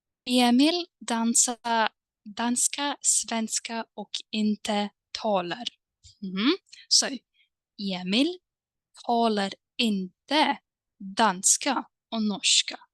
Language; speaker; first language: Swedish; non-native, fluent; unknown